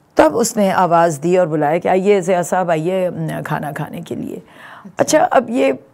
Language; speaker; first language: Urdu; native; Urdu